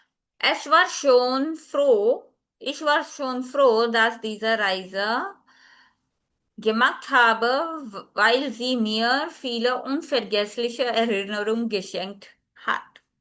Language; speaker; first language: German; non-native, learner; Hindi